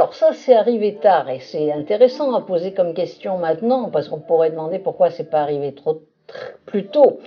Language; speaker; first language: French; native; French